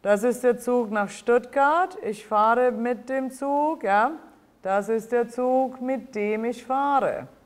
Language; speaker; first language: German; non-native, fluent; English